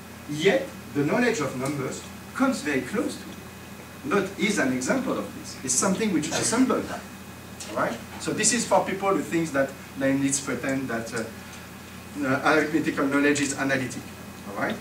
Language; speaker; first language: English; non-native, fluent; French